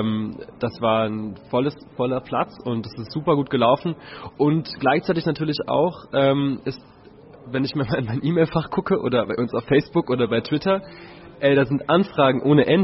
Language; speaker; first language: German; native; German